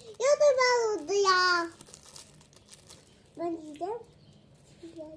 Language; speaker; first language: Turkish; early bilingual, other home language; Persian